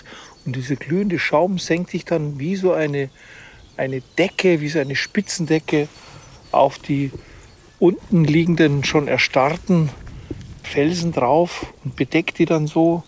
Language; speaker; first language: German; native; German